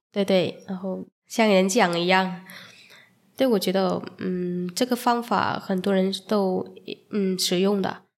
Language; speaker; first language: Chinese; non-native, fluent; Vietnamese